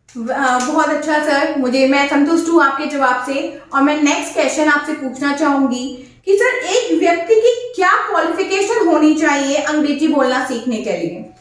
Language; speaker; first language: Hindi; native; Hindi